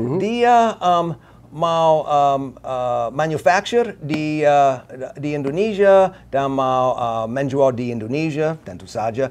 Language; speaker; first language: Indonesian; non-native, learner; English